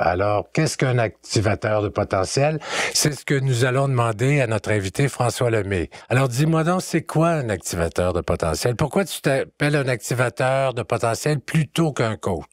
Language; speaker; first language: French; native; French